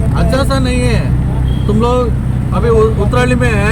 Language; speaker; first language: Hindi; non-native, local second language; Kannada